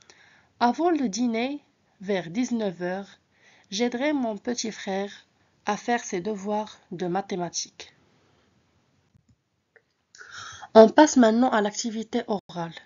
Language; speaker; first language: French; non-native, local second language; Arabic